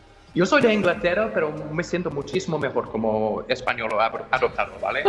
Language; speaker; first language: Spanish; non-native, fluent; English